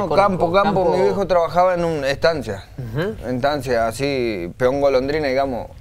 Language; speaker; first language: Spanish; native; Spanish